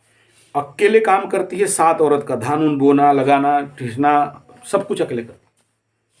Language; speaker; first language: Hindi; non-native, local second language; Odia